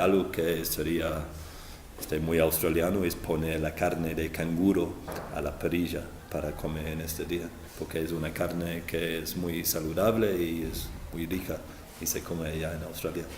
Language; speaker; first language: Spanish; non-native, fluent; English